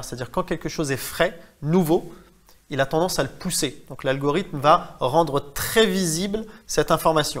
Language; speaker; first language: French; native; French